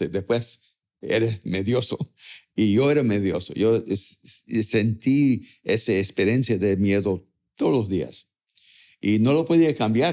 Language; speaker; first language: Spanish; early bilingual, other home language; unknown